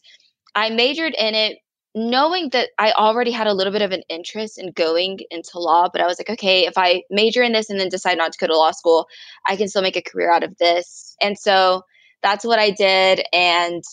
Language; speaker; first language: English; native; English